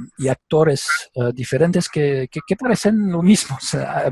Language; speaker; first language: Spanish; non-native, learner; French